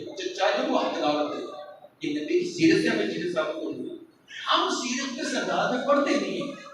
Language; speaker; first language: Urdu; non-native, local second language; Punjabi